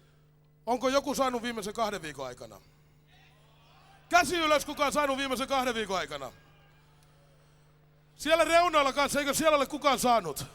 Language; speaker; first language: Finnish; native; Finnish